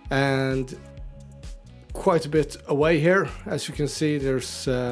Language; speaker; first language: English; native; English